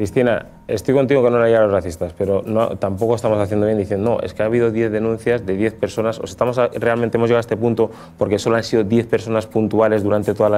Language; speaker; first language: Spanish; native; Spanish